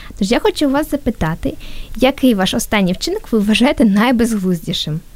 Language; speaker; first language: Ukrainian; native; Ukrainian